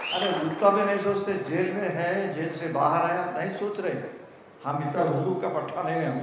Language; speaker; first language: Hindi; non-native, local second language; Telugu